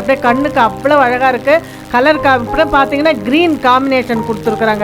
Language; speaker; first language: Tamil; native; Tamil